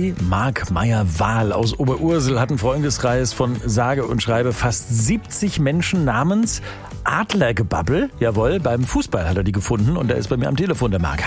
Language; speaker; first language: German; native; German